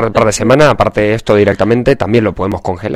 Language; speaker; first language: Spanish; native; Spanish